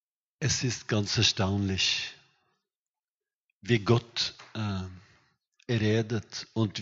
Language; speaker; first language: German; non-native, fluent; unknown